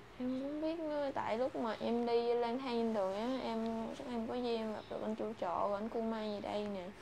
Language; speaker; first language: Vietnamese; native; Vietnamese